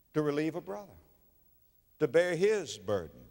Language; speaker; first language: English; native; English